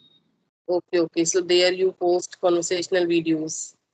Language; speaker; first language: English; non-native, local second language; Hindi